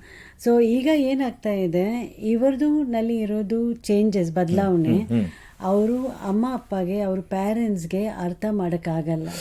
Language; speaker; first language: Kannada; non-native, local second language; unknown